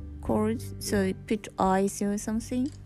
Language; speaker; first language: English; non-native, learner; Japanese